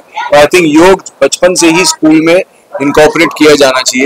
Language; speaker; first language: Hindi; native; Hindi